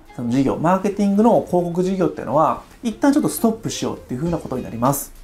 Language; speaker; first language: Japanese; native; Japanese